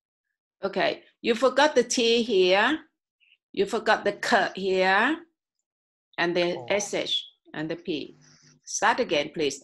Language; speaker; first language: English; non-native, fluent; Thai